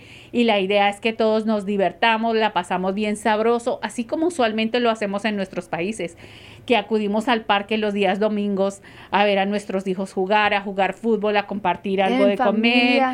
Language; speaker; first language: Spanish; native; Spanish